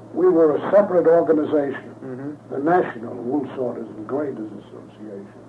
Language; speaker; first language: English; native; English